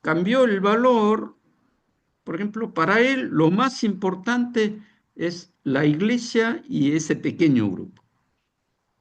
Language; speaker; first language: Spanish; non-native, fluent; Korean